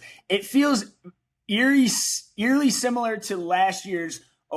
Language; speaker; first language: English; native; English